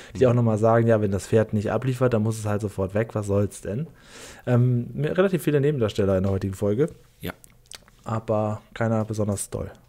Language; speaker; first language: German; native; German